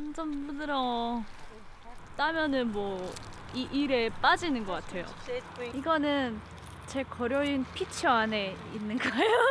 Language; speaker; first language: Korean; non-native, fluent; Russian